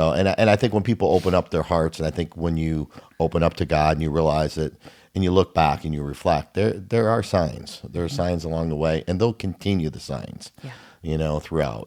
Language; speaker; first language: English; native; English